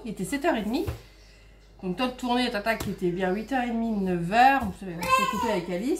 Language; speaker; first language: French; native; French